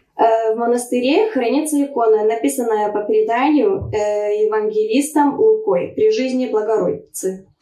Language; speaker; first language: Russian; early bilingual, heritage; Russian